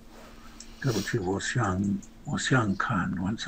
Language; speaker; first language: Chinese; non-native, learner; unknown